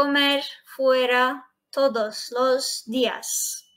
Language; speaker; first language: Spanish; non-native, fluent; Turkish